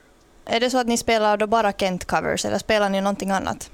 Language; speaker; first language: Swedish; native; Swedish